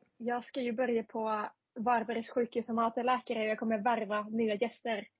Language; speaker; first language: Swedish; non-native, fluent; Finnish